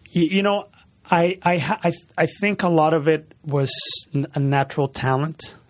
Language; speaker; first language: English; early bilingual, other home language; Spanish